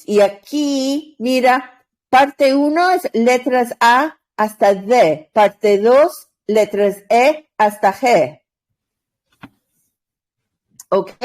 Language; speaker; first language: Spanish; non-native, learner; English